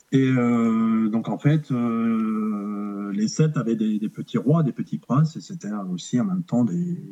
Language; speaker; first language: French; native; French